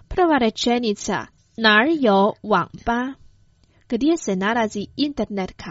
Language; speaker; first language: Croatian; non-native, fluent; Chinese